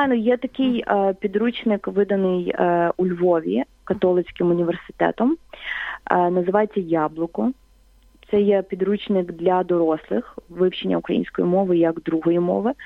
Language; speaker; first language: Ukrainian; native; Ukrainian